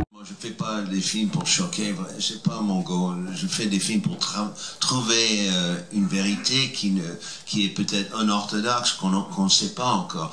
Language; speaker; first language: French; non-native, fluent; English